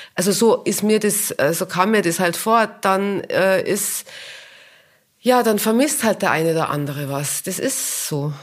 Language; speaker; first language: German; native; German